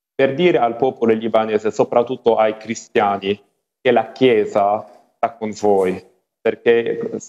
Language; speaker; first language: Italian; non-native, fluent; Arabic